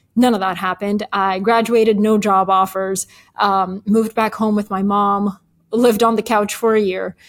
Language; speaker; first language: English; early bilingual, other home language; Bulgarian